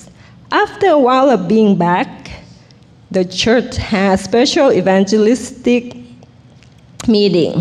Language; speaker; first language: English; non-native, fluent; Thai